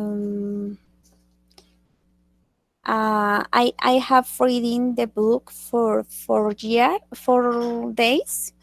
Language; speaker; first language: English; non-native, learner; Spanish